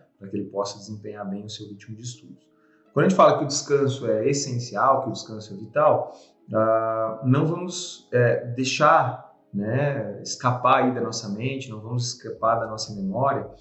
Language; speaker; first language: Portuguese; native; Portuguese